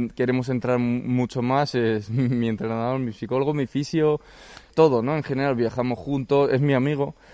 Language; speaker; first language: Spanish; early bilingual, other home language; Georgian